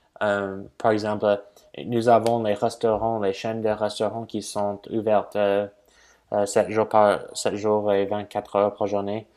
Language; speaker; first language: French; non-native, learner; English